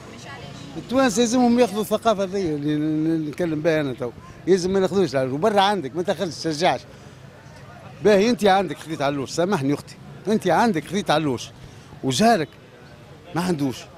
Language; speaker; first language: Arabic; native; Arabic